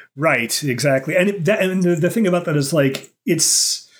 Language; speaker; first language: English; native; English